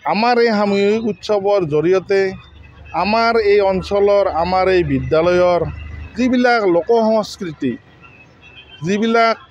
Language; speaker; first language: Assamese; native; Assamese